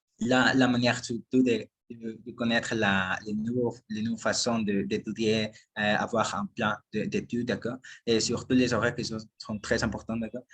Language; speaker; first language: French; non-native, learner; Spanish